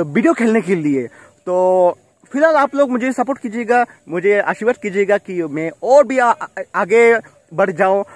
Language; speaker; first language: Hindi; non-native, local second language; Bangla